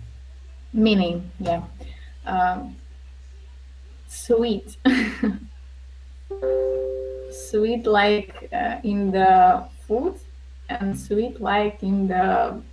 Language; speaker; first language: English; non-native, learner; Russian